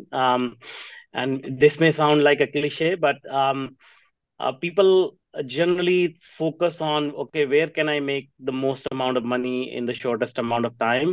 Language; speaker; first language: English; non-native, local second language; Punjabi